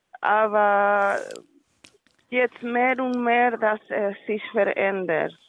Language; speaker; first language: German; non-native, learner; Spanish